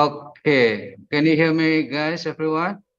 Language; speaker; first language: English; non-native, fluent; Indonesian